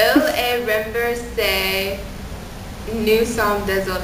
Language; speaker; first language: French; non-native, learner; English